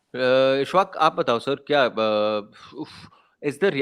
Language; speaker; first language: Hindi; native; Hindi